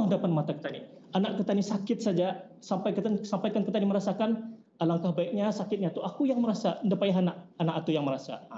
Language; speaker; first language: Malay; native; Malay